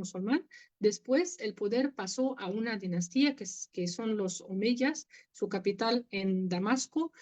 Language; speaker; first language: Spanish; non-native, fluent; Arabic